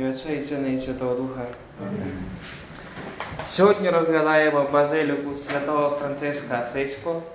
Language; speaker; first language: Ukrainian; native; Ukrainian